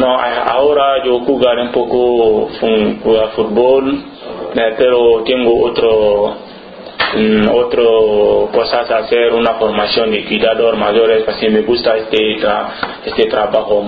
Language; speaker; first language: Spanish; non-native, learner; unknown